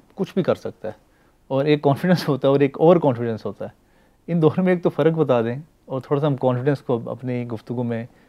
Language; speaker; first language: Urdu; native; Urdu